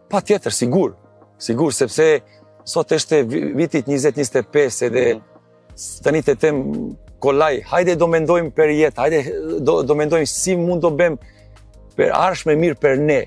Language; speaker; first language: Albanian; non-native, learner; Serbian